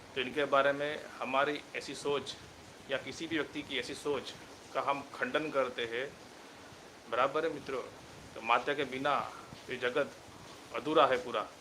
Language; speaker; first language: Hindi; non-native, local second language; Gujarati